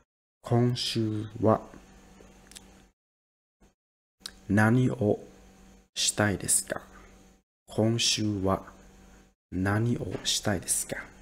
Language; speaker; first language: Japanese; non-native, fluent; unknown